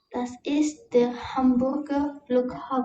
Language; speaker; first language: German; non-native, learner; Indonesian